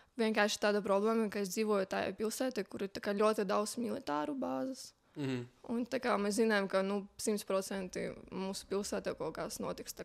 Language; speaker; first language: Latvian; non-native, learner; Ukrainian